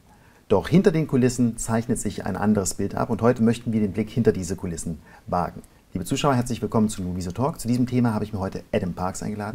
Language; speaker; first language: German; native; German